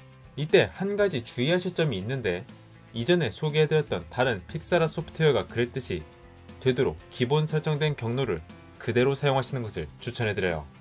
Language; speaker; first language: Korean; native; Korean